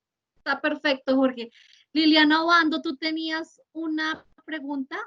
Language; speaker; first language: Spanish; native; Spanish